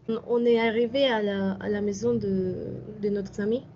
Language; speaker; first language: French; non-native, learner; Spanish